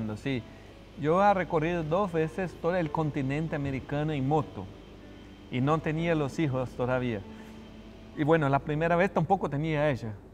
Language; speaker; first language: Spanish; non-native, fluent; Portuguese